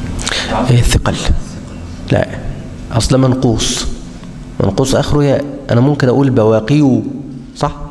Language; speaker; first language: Arabic; native; Arabic